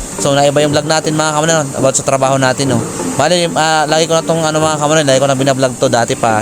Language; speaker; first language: Filipino; non-native, local second language; Bikol